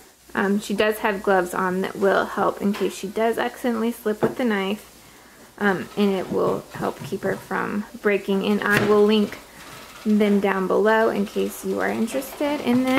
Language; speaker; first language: English; native; English